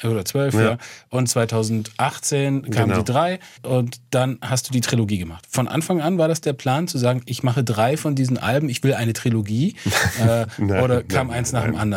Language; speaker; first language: German; native; German